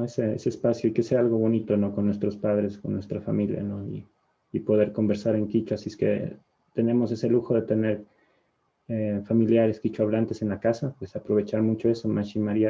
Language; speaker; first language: Spanish; native; Spanish